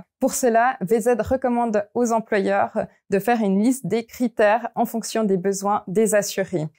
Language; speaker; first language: French; native; French